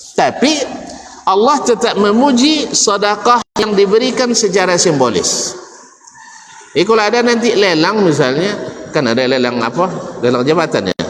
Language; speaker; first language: Malay; native; Malay